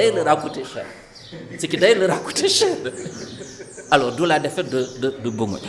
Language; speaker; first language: French; non-native, local second language; Fula